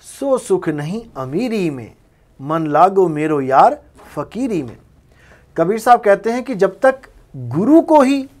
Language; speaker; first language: Hindi; non-native, local second language; Punjabi